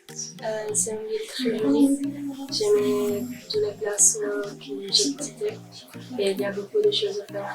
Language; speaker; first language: French; non-native, learner; Italian